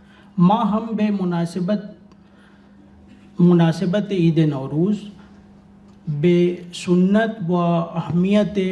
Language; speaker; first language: Persian; non-native, learner; Urdu